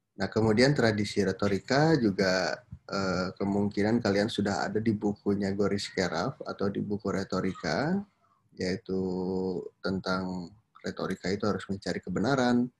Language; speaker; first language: Indonesian; non-native, local second language; Sundanese